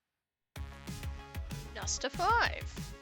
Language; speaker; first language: English; native; English